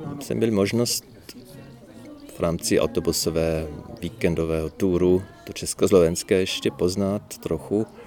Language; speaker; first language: Czech; non-native, fluent; German